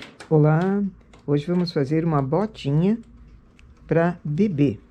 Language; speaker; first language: Portuguese; native; Portuguese